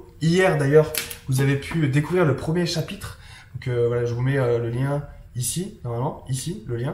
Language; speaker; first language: French; native; French